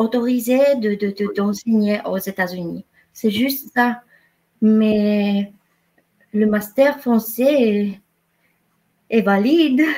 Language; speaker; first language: French; non-native, fluent; Polish